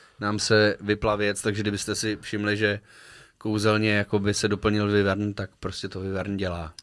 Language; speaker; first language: Czech; native; Czech